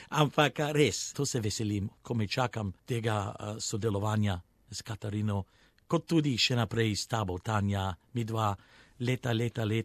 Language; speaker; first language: Slovenian; early bilingual, other home language; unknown